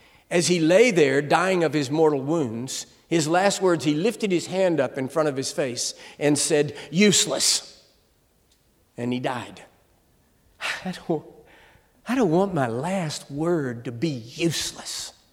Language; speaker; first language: English; native; English